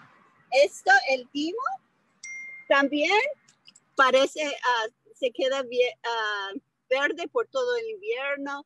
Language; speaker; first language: Spanish; non-native, fluent; English